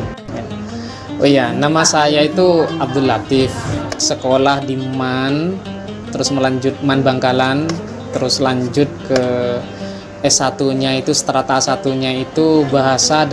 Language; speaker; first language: Indonesian; non-native, local second language; Madurese